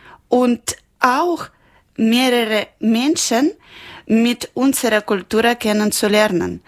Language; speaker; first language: German; non-native, local second language; Ukrainian